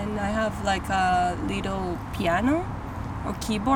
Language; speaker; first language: English; non-native, fluent; Spanish